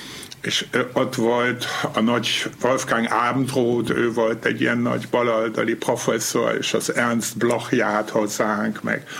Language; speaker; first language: Hungarian; non-native, fluent; German